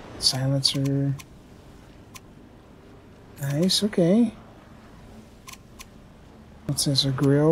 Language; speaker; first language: English; native; English